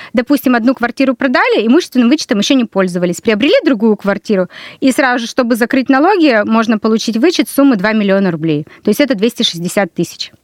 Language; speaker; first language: Russian; native; Russian